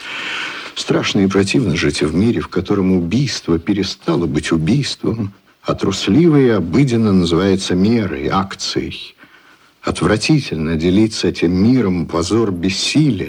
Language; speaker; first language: Russian; native; Russian